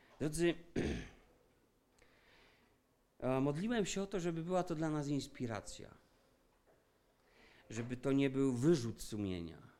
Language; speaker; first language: Polish; native; Polish